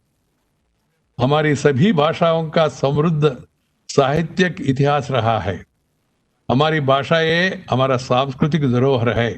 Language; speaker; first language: Hindi; non-native, local second language; Telugu